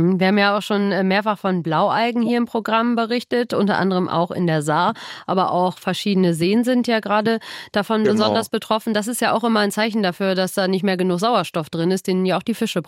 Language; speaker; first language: German; native; German